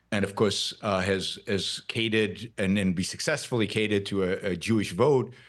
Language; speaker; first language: English; non-native, fluent; Hebrew